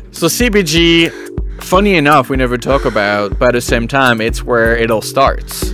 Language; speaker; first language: English; non-native, fluent; French